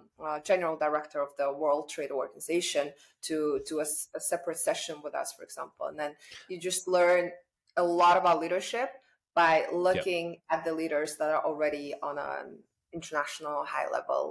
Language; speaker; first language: English; non-native, fluent; Chinese